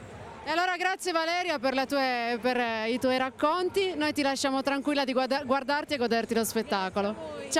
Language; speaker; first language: Italian; native; Italian